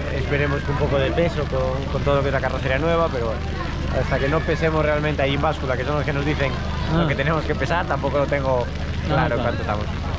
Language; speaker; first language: Spanish; native; Spanish